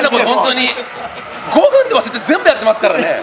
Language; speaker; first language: Japanese; native; Japanese